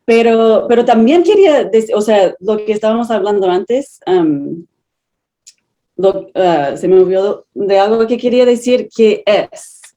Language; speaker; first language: Spanish; non-native, fluent; English